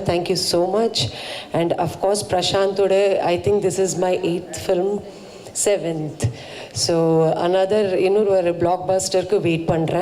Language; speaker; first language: Tamil; non-native, fluent; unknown